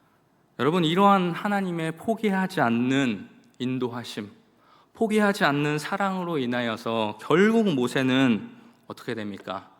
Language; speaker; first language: Korean; native; Korean